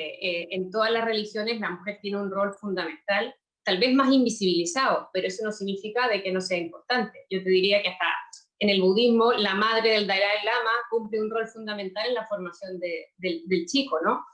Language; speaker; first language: Spanish; native; Spanish